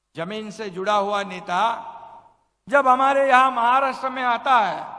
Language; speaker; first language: Hindi; non-native, local second language; Marathi